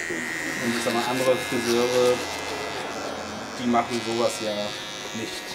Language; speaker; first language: German; native; German